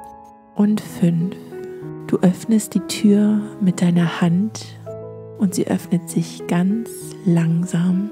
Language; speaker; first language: German; native; German